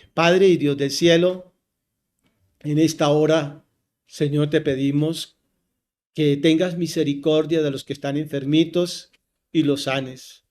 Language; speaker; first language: Spanish; native; Spanish